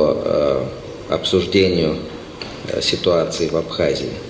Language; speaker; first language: Russian; native; Russian